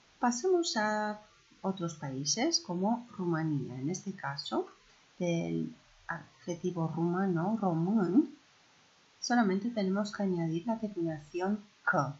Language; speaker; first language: Spanish; non-native, fluent; Romanian